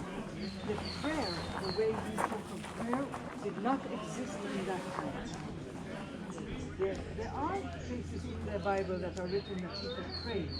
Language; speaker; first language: English; non-native, fluent; Hebrew